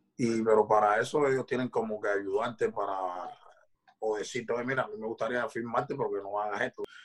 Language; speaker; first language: Spanish; native; Spanish